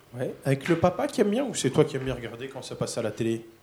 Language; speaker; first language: French; native; French